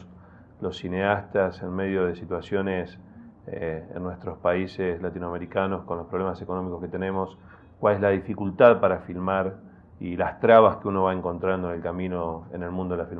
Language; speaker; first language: Spanish; native; Spanish